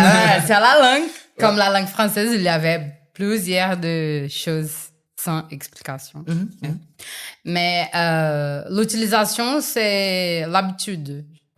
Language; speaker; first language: French; non-native, learner; Portuguese